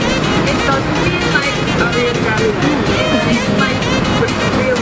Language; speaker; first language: English; non-native, learner; Korean